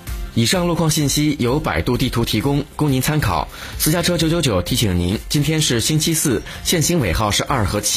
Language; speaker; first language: Chinese; native; Chinese